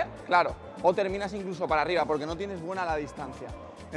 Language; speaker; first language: Spanish; native; Spanish